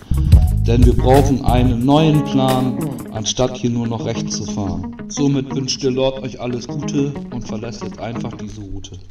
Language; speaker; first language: German; native; German